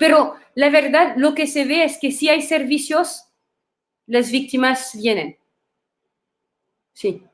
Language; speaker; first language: Spanish; non-native, fluent; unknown